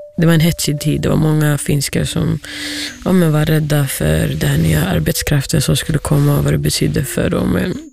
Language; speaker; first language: Swedish; early bilingual, other home language; Somali